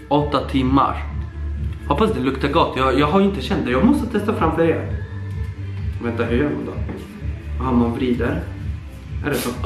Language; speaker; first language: Swedish; early bilingual, other home language; Polish